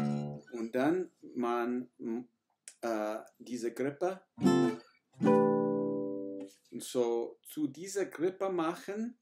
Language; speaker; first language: German; non-native, learner; English